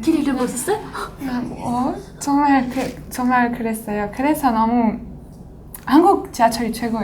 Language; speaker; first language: Korean; non-native, fluent; French